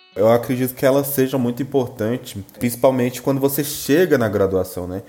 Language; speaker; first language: Portuguese; native; Portuguese